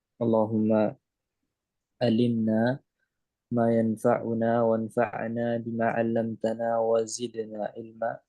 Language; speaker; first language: Arabic; non-native, fluent; Indonesian